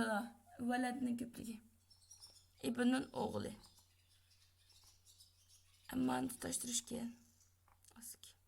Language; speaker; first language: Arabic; non-native, fluent; Uyghur